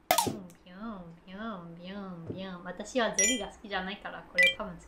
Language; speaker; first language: Japanese; non-native, fluent; German